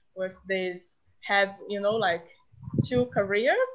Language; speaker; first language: English; non-native, fluent; Portuguese